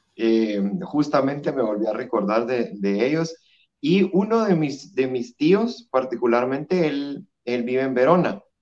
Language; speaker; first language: Spanish; native; Spanish